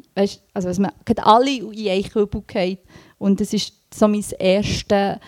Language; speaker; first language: German; native; German